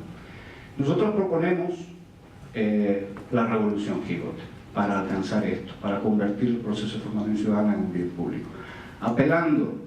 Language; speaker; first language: Spanish; native; Spanish